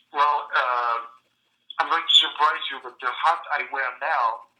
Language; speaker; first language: English; non-native, fluent; French